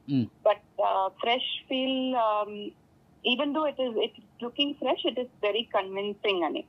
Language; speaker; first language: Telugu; non-native, fluent; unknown